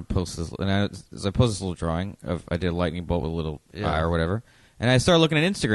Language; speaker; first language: English; native; English